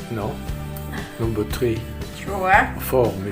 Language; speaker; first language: English; non-native, fluent; French